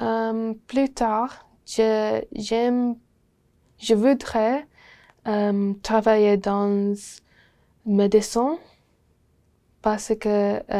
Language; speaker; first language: French; non-native, learner; English